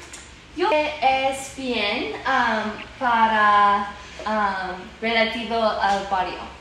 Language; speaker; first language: Spanish; non-native, learner; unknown